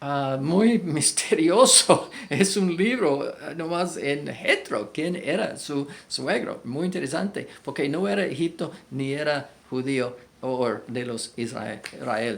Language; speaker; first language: Spanish; non-native, fluent; English